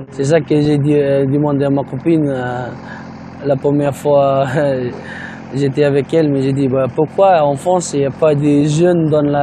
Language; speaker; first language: French; non-native, learner; Fijian